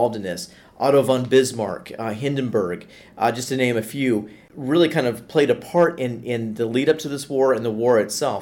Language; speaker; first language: English; native; English